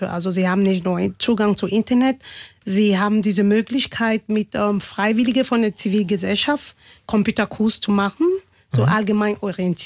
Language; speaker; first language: German; non-native, fluent; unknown